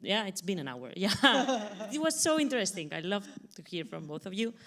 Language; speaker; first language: English; non-native, fluent; Catalan